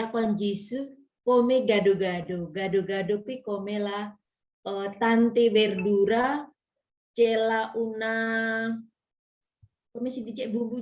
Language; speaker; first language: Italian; non-native, learner; Indonesian